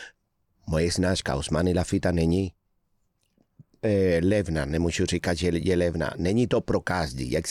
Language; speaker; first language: Czech; non-native, fluent; Spanish